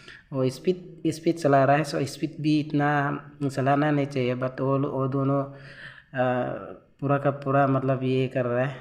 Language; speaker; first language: Hindi; non-native, local second language; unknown